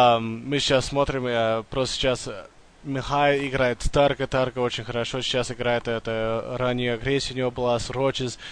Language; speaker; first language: Russian; early bilingual, heritage; English